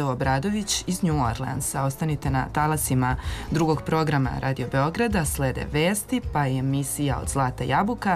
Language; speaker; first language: Serbian; native; Serbian